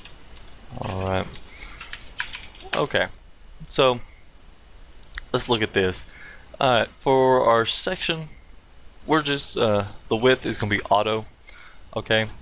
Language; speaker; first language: English; native; English